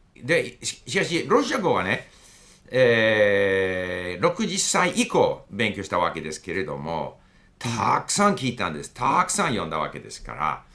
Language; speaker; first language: Japanese; non-native, fluent; English